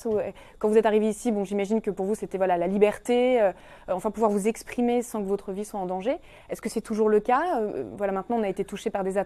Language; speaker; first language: French; native; French